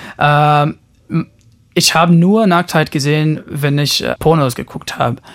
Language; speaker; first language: German; non-native, fluent; Portuguese